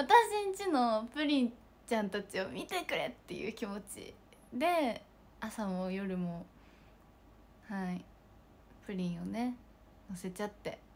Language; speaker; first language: Japanese; native; Japanese